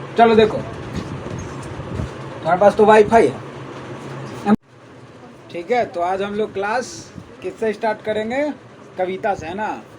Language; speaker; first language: Hindi; native; Hindi